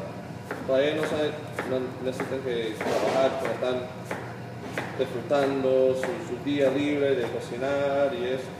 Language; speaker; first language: Spanish; early bilingual, heritage; Spanish